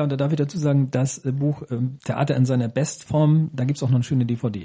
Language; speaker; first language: German; native; German